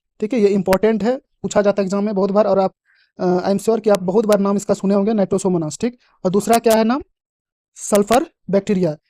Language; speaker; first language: Hindi; native; Hindi